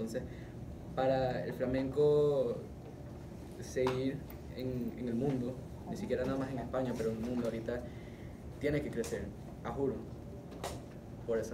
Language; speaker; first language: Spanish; early bilingual, heritage; Spanish